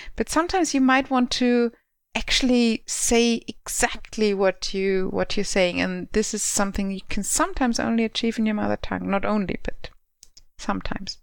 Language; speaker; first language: English; non-native, fluent; German